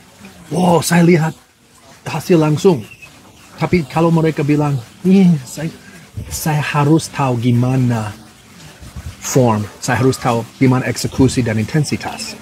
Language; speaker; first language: Indonesian; non-native, fluent; English